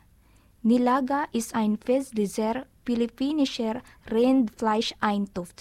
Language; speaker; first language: German; non-native, learner; Filipino